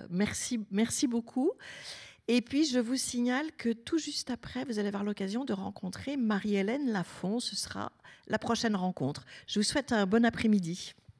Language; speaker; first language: French; native; French